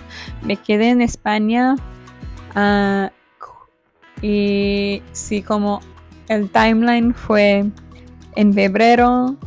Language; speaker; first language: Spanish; non-native, fluent; English